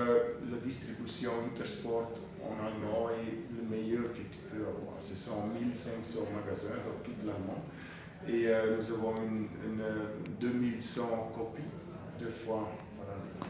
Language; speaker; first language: French; non-native, fluent; German